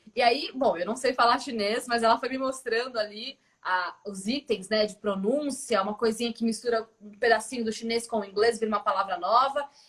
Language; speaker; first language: Portuguese; native; Portuguese